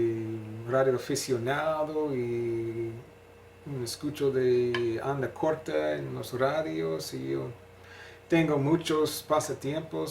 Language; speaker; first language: Spanish; non-native, learner; English